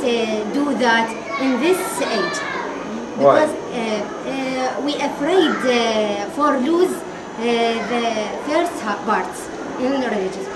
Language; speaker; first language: English; non-native, learner; Arabic